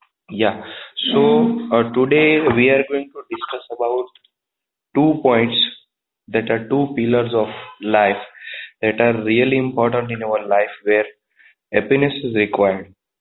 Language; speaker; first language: English; non-native, local second language; Gujarati